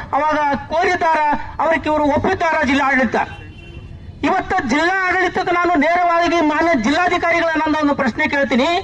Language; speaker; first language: Kannada; non-native, local second language; Lambadi